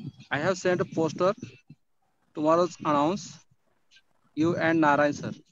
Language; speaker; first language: English; non-native, local second language; Marathi